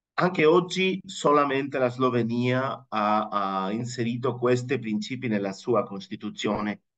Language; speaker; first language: Italian; non-native, fluent; Spanish